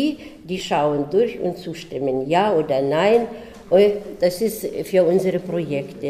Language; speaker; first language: German; early bilingual, heritage; German